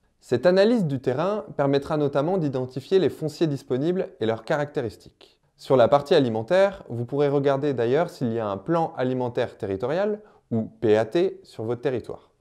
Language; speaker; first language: French; native; French